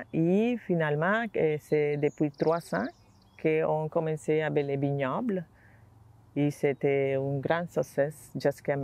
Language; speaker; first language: French; non-native, learner; Spanish